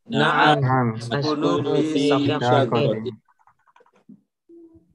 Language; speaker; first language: Arabic; non-native, learner; Indonesian